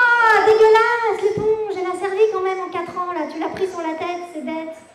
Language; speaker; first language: French; native; French